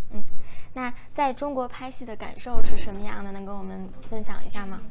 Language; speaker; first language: Chinese; native; Chinese